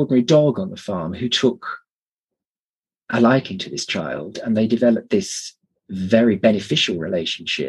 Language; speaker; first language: English; native; English